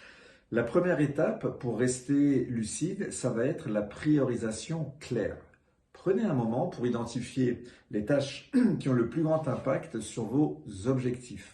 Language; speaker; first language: French; native; French